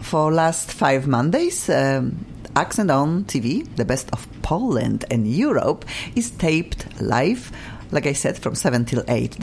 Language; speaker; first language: English; non-native, fluent; Polish